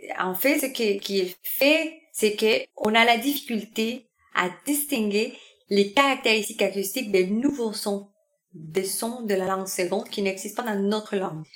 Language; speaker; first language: French; non-native, fluent; Spanish